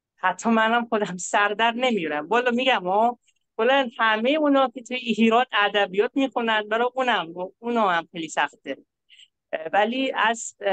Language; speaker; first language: Persian; non-native, fluent; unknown